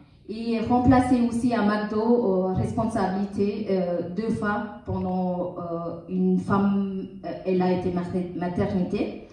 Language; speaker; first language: French; non-native, learner; Tamil